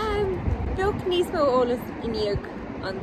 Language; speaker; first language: Irish; non-native, learner; English